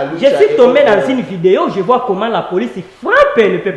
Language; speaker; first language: French; non-native, local second language; Lingala